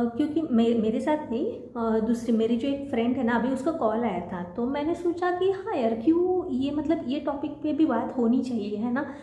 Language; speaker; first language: Hindi; non-native, local second language; Marathi